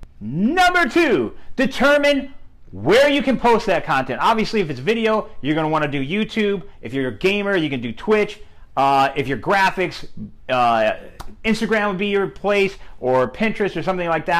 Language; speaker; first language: English; native; English